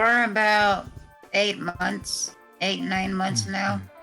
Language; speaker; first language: English; native; English